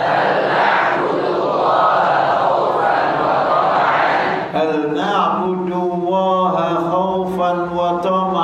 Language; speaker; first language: Arabic; non-native, fluent; Indonesian